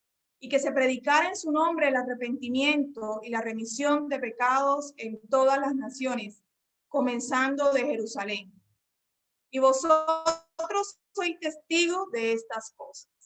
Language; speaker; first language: Spanish; native; Spanish